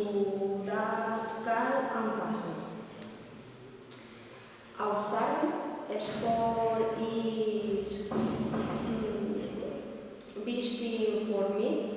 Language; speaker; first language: German; non-native, learner; Spanish